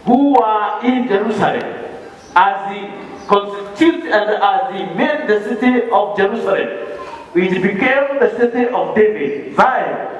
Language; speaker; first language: English; non-native, local second language; Swahili